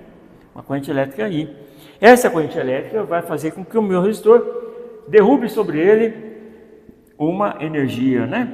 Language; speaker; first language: Portuguese; native; Portuguese